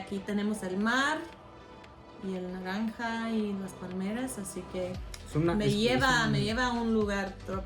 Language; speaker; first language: Spanish; non-native, fluent; English